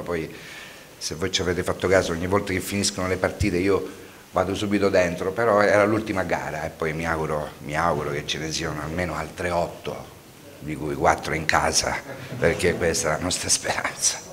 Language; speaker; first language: Italian; native; Italian